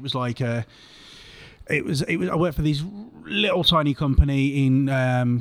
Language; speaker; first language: English; native; English